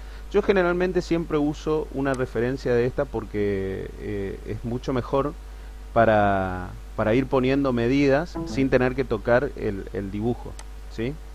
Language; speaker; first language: Spanish; native; Spanish